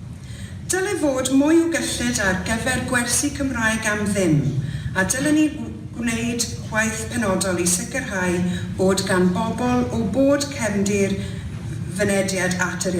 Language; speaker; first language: Welsh; non-native, local second language; English